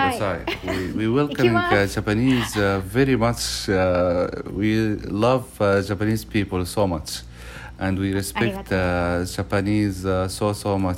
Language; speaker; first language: English; non-native, learner; Arabic